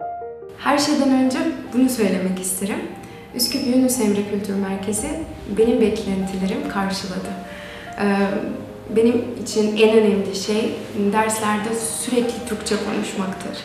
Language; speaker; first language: Turkish; non-native, fluent; Macedonian